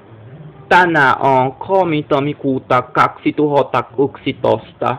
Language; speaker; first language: Finnish; non-native, learner; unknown